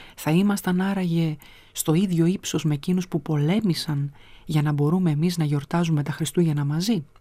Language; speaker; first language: Greek; native; Greek